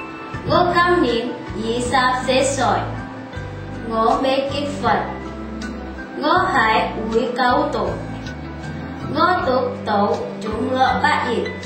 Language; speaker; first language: Cantonese; non-native, learner; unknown